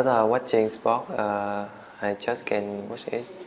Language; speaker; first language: English; non-native, learner; Vietnamese